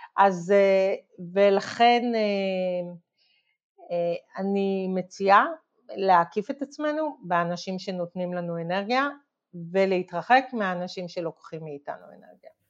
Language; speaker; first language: Hebrew; native; Hebrew